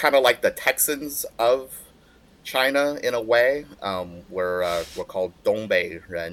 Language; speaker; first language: English; early bilingual, other home language; Chinese